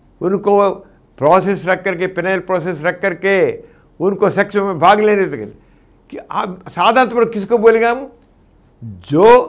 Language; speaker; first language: Hindi; non-native, local second language; Telugu